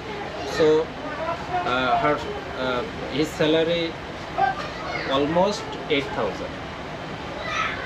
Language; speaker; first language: English; non-native, learner; Bangla